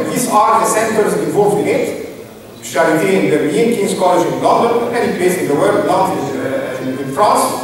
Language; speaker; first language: English; non-native, fluent; Arabic